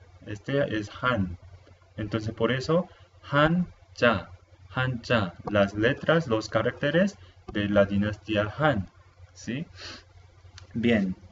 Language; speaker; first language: Spanish; non-native, fluent; Korean